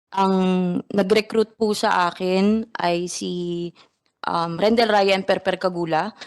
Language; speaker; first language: Filipino; non-native, local second language; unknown